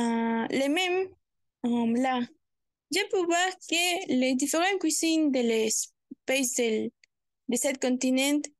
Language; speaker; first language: French; non-native, learner; Spanish